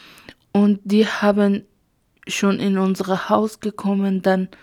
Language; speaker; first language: German; non-native, learner; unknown